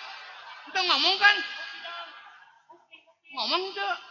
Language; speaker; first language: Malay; non-native, local second language; Sundanese